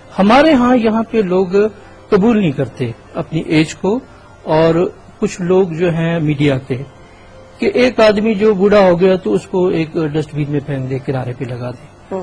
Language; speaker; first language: Urdu; non-native, local second language; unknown